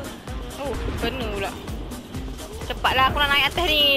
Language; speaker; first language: Malay; native; Malay